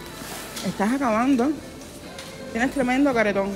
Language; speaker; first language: Spanish; native; Spanish